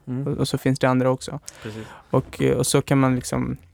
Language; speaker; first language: Swedish; non-native, fluent; Urdu